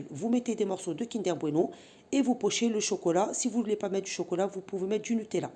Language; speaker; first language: French; native; French